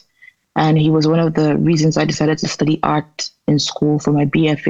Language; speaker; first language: English; non-native, local second language; Igbo